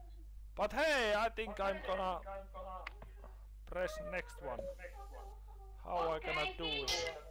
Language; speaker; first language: English; non-native, learner; Finnish